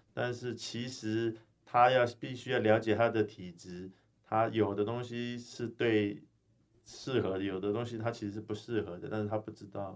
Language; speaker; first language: Chinese; early bilingual, heritage; Chinese